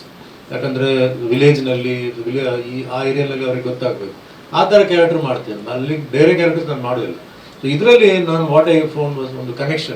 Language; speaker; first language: Kannada; early bilingual, other home language; Tulu